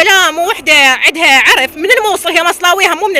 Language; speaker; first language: Arabic; native; Arabic